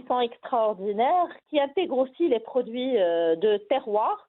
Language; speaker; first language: French; non-native, local second language; Arabic